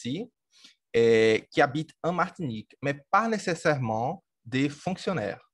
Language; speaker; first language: French; native; French